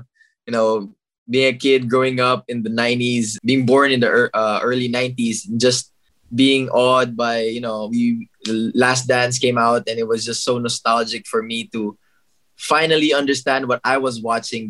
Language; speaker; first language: English; non-native, local second language; Filipino